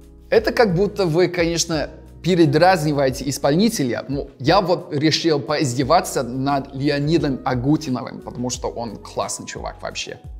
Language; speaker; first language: Russian; non-native, fluent; English